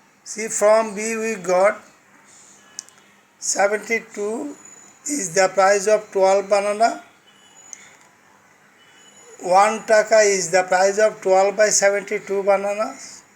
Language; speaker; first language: English; non-native, fluent; Bangla